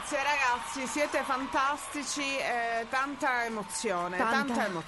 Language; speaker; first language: Italian; native; Italian